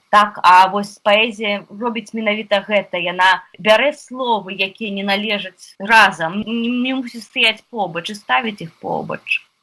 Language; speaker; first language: Belarusian; non-native, local second language; Russian